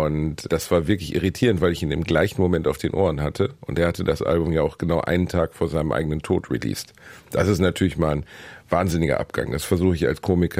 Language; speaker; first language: German; native; German